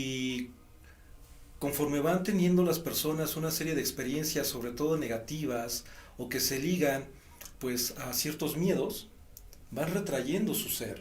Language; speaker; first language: Spanish; native; Spanish